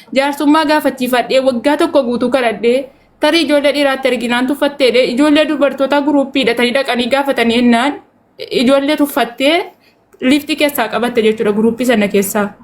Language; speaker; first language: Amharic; non-native, local second language; Oromo